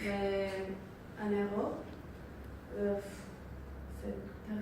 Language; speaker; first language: French; non-native, learner; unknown